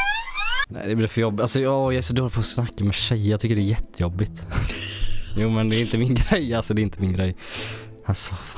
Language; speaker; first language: Swedish; native; Swedish